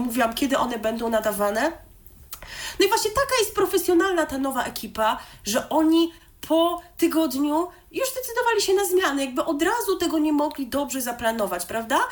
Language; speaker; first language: Polish; native; Polish